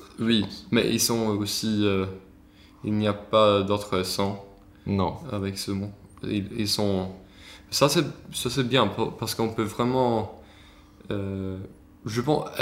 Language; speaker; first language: French; non-native, learner; Swedish